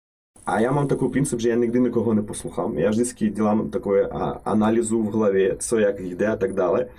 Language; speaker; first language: Czech; non-native, fluent; Russian